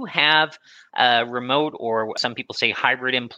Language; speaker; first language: English; native; English